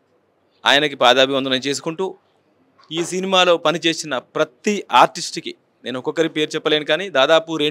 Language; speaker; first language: Telugu; native; Telugu